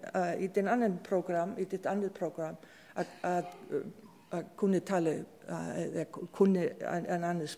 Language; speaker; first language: Danish; non-native, fluent; Icelandic